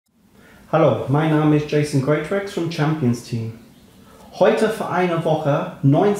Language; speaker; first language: German; non-native, fluent; English